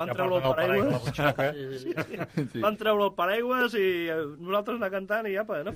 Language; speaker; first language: Catalan; native; Catalan